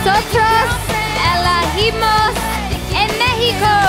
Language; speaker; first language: Spanish; non-native, learner; English